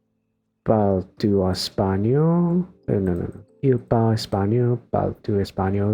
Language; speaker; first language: French; non-native, learner; English